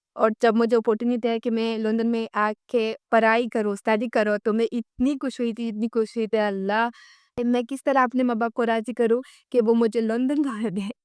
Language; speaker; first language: Urdu; non-native, fluent; Romanian